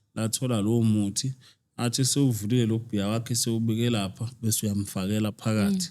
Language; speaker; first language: Zulu; native; Zulu